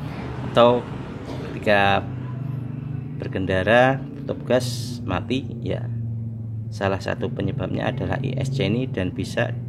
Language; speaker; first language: Indonesian; native; Indonesian